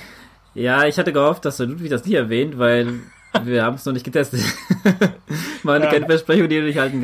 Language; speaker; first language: German; native; German